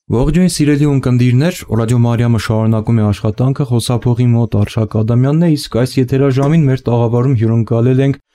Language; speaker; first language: Armenian; native; Armenian